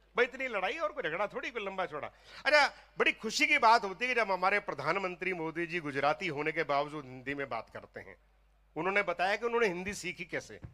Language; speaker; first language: Hindi; non-native, local second language; Punjabi